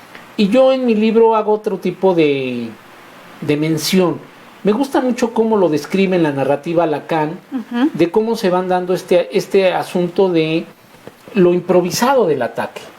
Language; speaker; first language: Spanish; native; Spanish